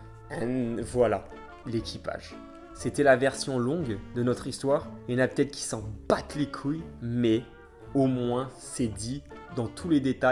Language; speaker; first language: French; native; French